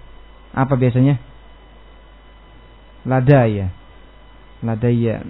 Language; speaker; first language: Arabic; non-native, fluent; Indonesian